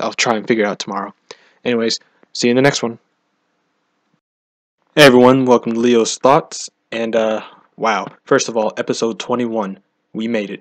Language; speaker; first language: English; native; English